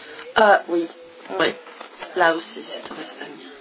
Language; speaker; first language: French; non-native, fluent; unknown